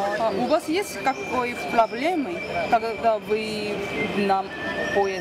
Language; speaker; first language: Russian; non-native, learner; Korean